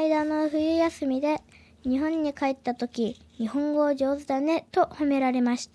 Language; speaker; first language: Japanese; early bilingual, heritage; Japanese